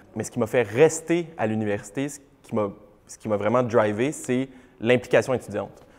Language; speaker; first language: French; native; French